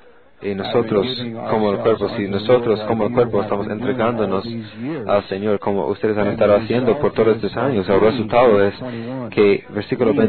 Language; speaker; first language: Spanish; non-native, fluent; English